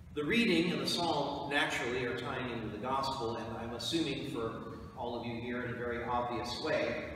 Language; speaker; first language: English; native; English